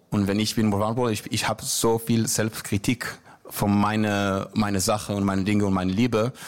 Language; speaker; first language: German; non-native, learner; Hebrew